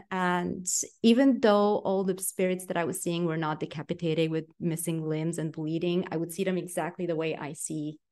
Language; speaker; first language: English; non-native, fluent; Romanian